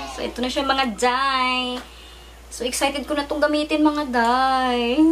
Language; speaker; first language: Filipino; native; Filipino